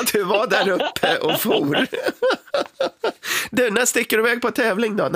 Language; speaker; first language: Swedish; native; Swedish